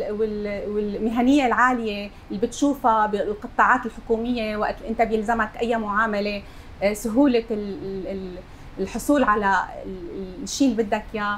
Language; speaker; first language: Arabic; native; Arabic